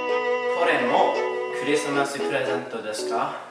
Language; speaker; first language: Japanese; non-native, learner; English